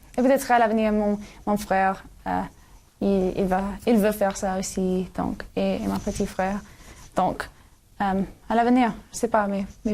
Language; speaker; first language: French; non-native, learner; English